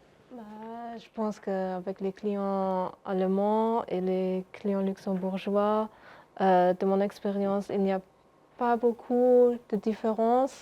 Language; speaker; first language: French; non-native, local second language; Luxembourgish